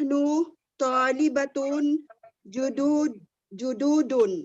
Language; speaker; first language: Arabic; non-native, learner; Filipino